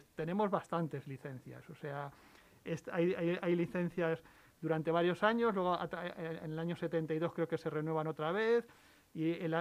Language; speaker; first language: Spanish; native; Spanish